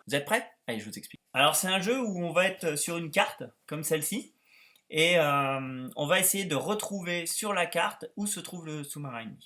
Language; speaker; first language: French; native; French